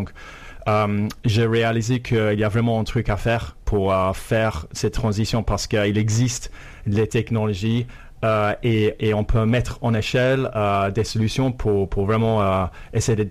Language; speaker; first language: French; non-native, fluent; English